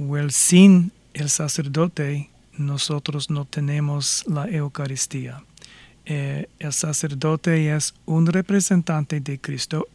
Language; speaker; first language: Spanish; non-native, fluent; English